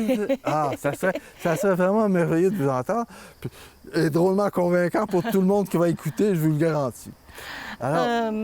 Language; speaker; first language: French; native; French